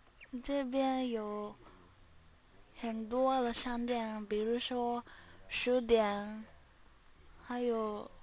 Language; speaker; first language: Chinese; non-native, learner; Japanese